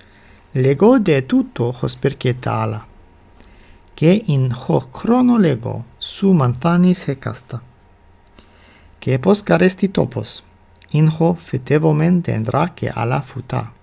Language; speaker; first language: Greek; non-native, learner; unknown